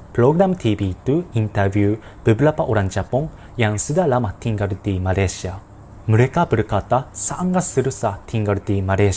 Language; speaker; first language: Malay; non-native, learner; Japanese